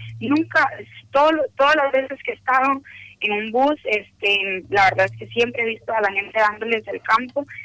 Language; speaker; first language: Spanish; native; Spanish